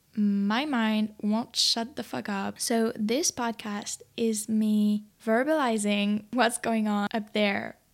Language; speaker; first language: English; non-native, fluent; French